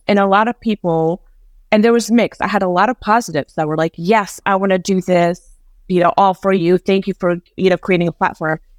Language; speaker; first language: English; early bilingual, other home language; Persian